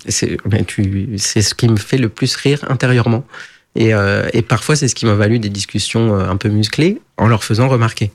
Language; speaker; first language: French; early bilingual, other home language; Portuguese